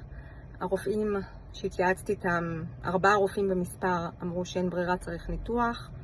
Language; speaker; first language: Hebrew; native; Hebrew